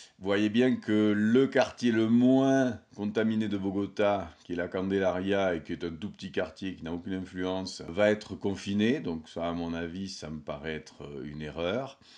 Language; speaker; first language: French; native; French